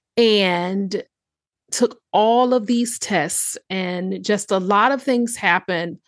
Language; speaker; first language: English; native; English